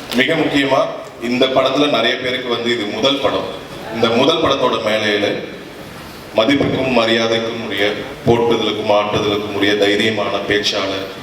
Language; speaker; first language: Tamil; native; Tamil